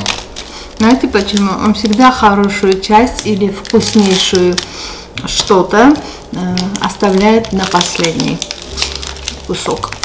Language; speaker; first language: Russian; non-native, local second language; Armenian